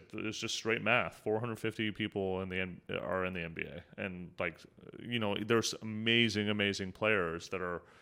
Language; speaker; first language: English; early bilingual, other home language; Hindi